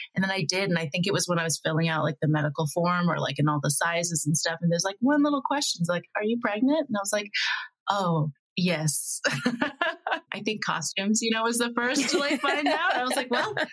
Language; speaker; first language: English; native; English